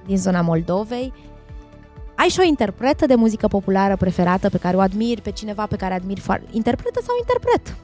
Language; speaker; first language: Romanian; native; Romanian